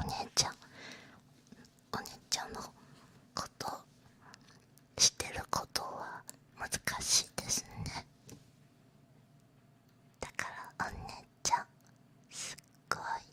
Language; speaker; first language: Japanese; non-native, learner; Chinese